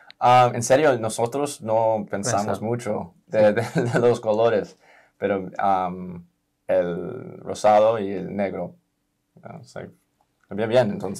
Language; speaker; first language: Spanish; early bilingual, heritage; Spanish